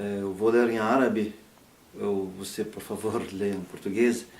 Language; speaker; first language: Portuguese; non-native, learner; Arabic